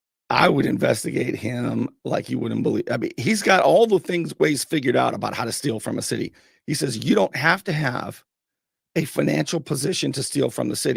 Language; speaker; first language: English; native; English